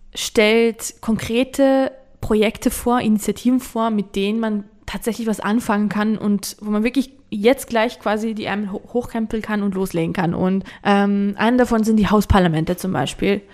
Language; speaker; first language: German; non-native, fluent; Georgian